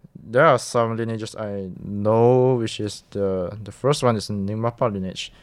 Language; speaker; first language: English; non-native, local second language; Min Nan Chinese